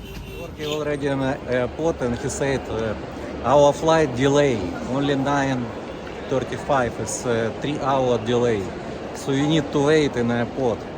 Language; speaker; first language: English; non-native, learner; Russian